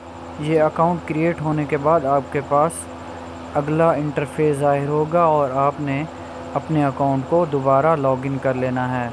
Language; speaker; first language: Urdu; non-native, local second language; Punjabi